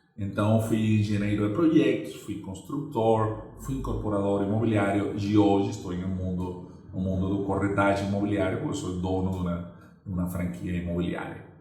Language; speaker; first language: Portuguese; non-native, fluent; Spanish